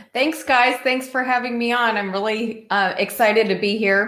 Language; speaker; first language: English; native; English